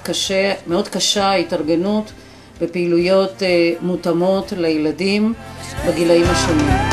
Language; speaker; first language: Hebrew; native; Hebrew